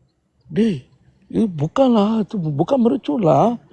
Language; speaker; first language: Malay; non-native, local second language; Tamil